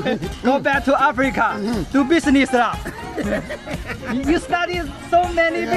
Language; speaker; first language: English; non-native, learner; Chinese